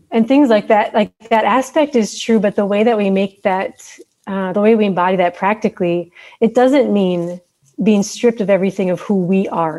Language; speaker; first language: English; native; English